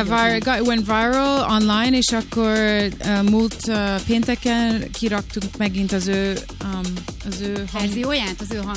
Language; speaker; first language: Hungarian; early bilingual, heritage; Hungarian